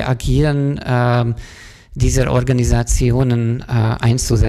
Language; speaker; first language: German; non-native, fluent; Hungarian